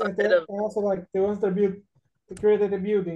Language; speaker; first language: English; non-native, fluent; Portuguese